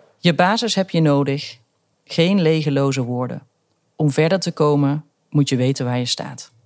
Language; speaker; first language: Dutch; native; Dutch